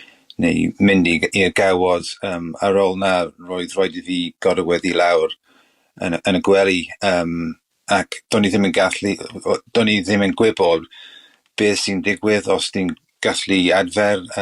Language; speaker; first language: Welsh; non-native, local second language; English